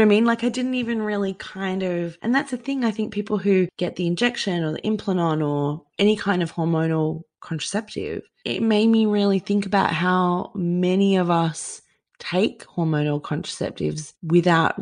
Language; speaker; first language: English; native; English